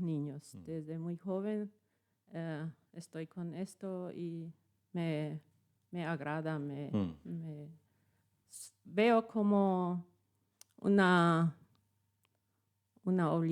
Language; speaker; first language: Spanish; non-native, local second language; Plautdietsch